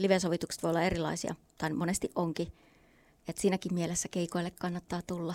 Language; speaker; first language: Finnish; native; Finnish